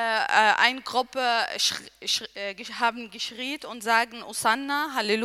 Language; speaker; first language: German; non-native, learner; Arabic